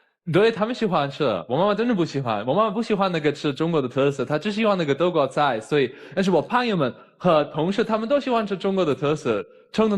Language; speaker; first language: Chinese; non-native, fluent; German